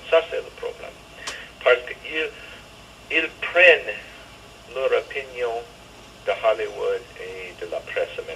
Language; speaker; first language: French; non-native, learner; English